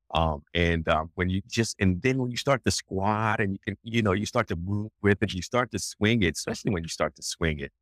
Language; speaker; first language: English; native; English